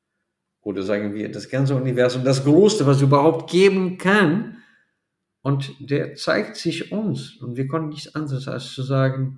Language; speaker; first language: German; non-native, fluent; Portuguese